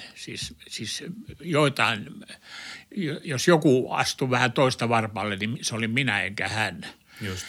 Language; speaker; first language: Finnish; native; Finnish